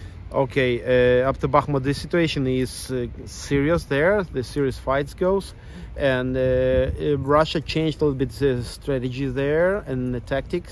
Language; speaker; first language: English; non-native, fluent; Ukrainian